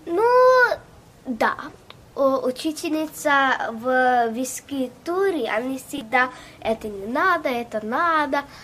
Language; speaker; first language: Russian; early bilingual, heritage; Russian